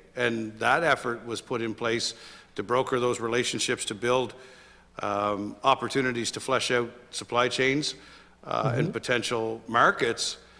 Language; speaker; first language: English; native; English